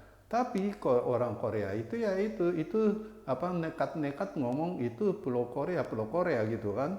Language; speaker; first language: Indonesian; non-native, fluent; Japanese